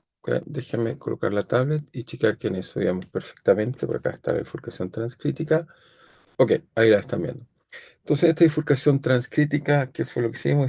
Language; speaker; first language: Spanish; native; Spanish